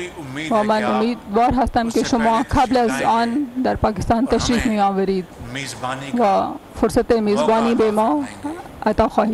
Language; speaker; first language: Persian; non-native, learner; Urdu